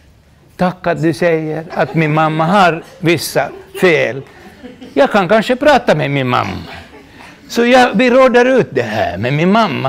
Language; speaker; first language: Swedish; non-native, local second language; Finnish